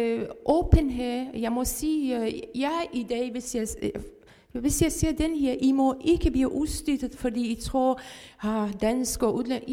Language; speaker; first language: Danish; non-native, fluent; Persian